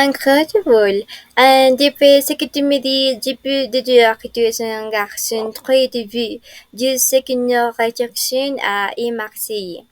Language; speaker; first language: French; non-native, fluent; Spanish